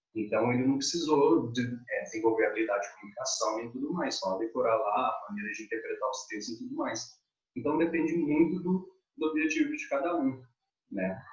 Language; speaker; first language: Portuguese; native; Portuguese